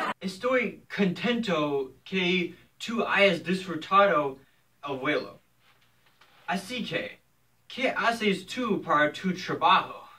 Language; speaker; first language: Spanish; non-native, learner; English